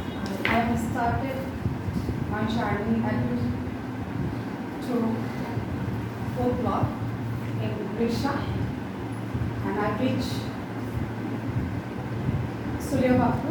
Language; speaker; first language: English; non-native, fluent; Bangla